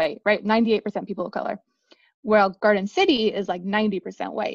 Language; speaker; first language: English; native; English